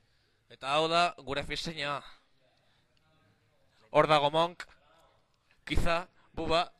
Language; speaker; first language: Basque; non-native, local second language; Spanish